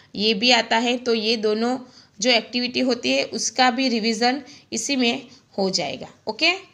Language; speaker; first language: Hindi; non-native, local second language; Gujarati